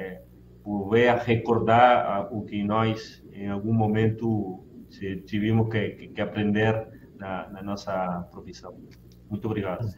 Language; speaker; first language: Portuguese; non-native, fluent; Spanish